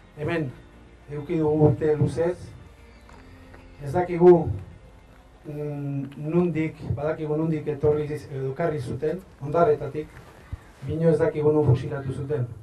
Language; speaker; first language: Basque; native; Basque